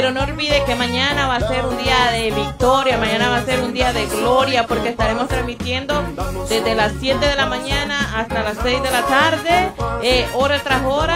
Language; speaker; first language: Spanish; native; Spanish